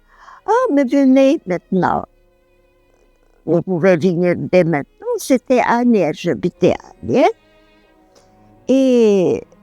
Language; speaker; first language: French; non-native, fluent; Bulgarian